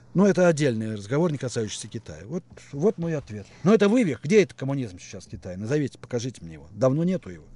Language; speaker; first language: Russian; native; Russian